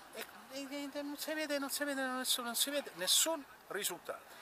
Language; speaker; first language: Italian; native; Italian